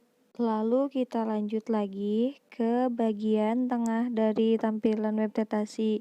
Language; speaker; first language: Indonesian; native; Indonesian